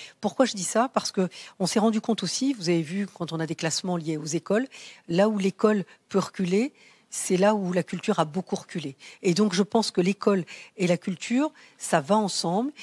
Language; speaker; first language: French; native; French